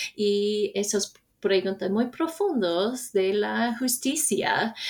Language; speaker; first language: Spanish; non-native, fluent; English